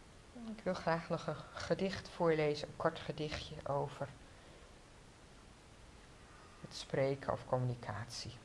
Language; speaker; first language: Dutch; native; Dutch